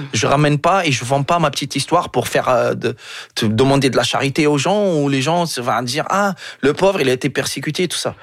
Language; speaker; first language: French; non-native, local second language; Arabic